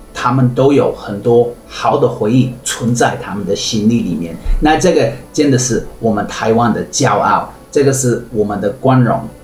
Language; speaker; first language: Chinese; non-native, fluent; English